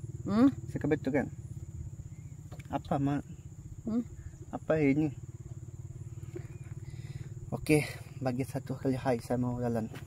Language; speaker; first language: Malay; non-native, learner; Bangla